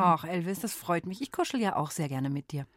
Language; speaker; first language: German; native; German